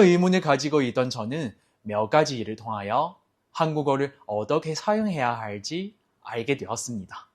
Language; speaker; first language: Korean; non-native, fluent; Chinese